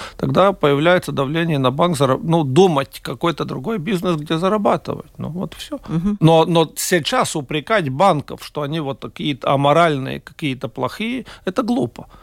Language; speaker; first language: Russian; non-native, local second language; Latvian